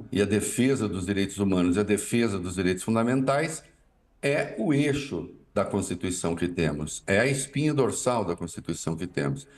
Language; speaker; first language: Portuguese; native; Portuguese